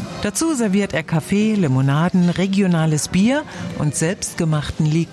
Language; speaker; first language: German; native; German